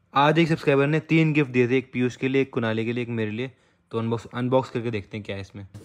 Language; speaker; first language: Hindi; native; Hindi